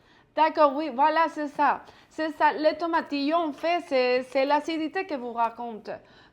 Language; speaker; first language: French; non-native, fluent; Spanish